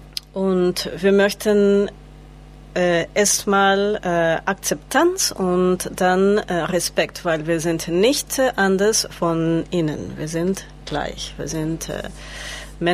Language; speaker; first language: German; non-native, learner; Spanish